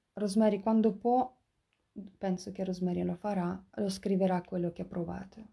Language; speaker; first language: Italian; non-native, fluent; Russian